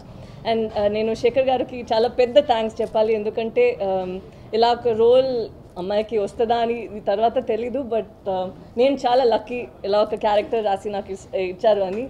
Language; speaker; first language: Telugu; non-native, learner; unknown